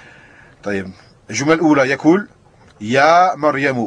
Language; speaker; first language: Arabic; non-native, fluent; French